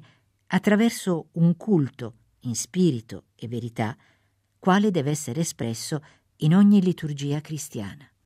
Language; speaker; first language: Italian; native; Italian